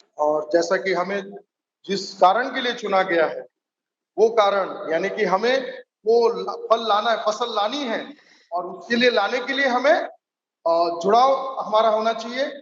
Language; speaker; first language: Hindi; non-native, local second language; Marathi